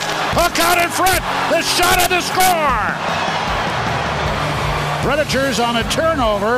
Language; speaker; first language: English; native; English